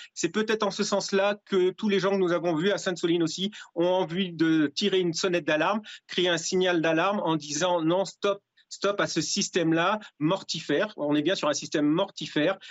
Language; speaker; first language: French; native; French